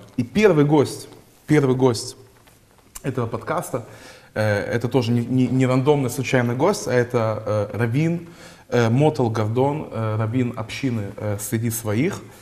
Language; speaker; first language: Russian; early bilingual, heritage; Russian